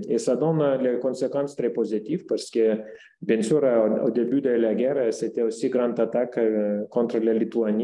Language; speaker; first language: French; non-native, fluent; Lithuanian